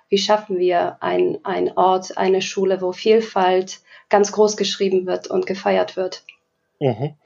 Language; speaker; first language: German; non-native, fluent; Slovak